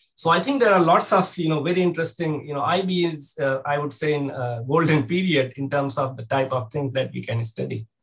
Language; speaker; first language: English; non-native, local second language; Hindi